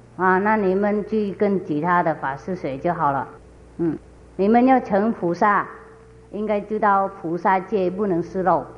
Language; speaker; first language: Chinese; non-native, fluent; Vietnamese